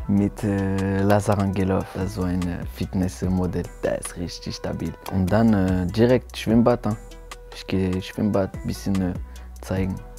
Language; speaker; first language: German; non-native, learner; French